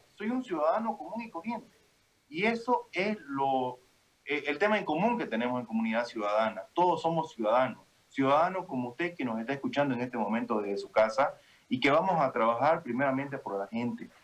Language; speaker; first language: Spanish; native; Spanish